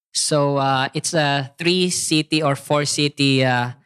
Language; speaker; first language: English; non-native, local second language; Filipino